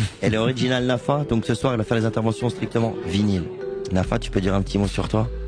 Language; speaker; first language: French; native; French